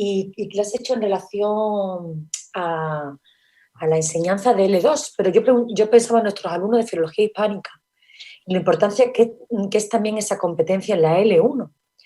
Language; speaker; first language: Spanish; native; Spanish